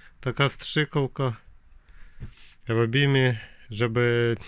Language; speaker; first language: Polish; non-native, learner; Ukrainian